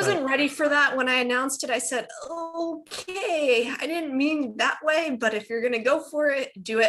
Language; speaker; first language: English; native; English